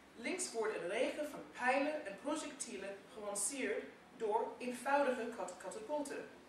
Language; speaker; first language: Dutch; non-native, fluent; English